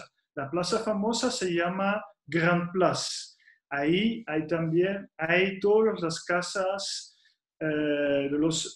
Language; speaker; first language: Spanish; non-native, fluent; Dutch